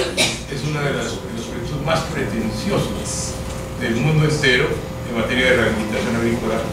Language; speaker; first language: Spanish; native; Spanish